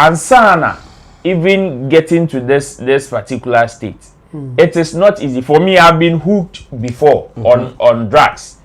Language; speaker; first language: English; non-native, local second language; Akan